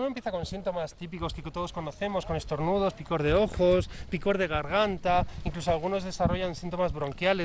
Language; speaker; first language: Spanish; native; Spanish